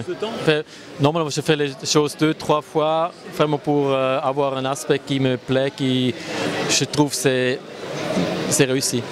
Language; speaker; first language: French; non-native, local second language; German